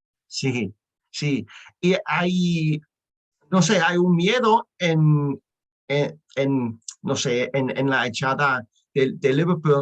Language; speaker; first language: Spanish; non-native, learner; English